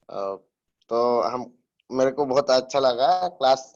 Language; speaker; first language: Hindi; non-native, local second language; Odia